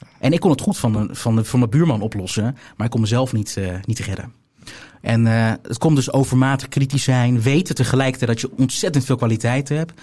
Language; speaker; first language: Dutch; native; Dutch